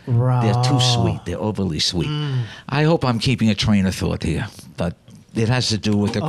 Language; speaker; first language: English; native; English